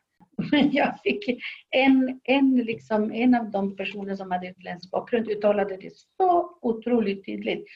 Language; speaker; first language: Swedish; non-native, fluent; Spanish